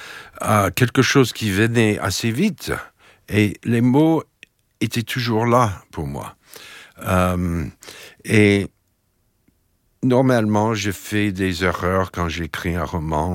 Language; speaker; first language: French; non-native, fluent; English